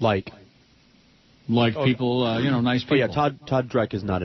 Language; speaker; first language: English; native; English